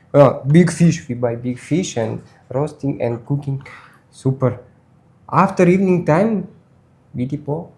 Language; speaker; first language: English; non-native, learner; Russian